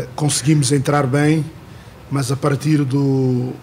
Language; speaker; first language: Portuguese; non-native, local second language; Kabuverdianu